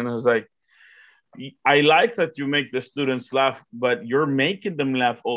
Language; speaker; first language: English; non-native, fluent; Spanish